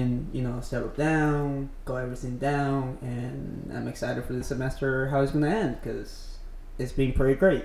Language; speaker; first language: English; non-native, fluent; Spanish